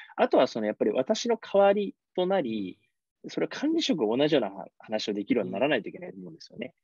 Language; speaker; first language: Japanese; native; Japanese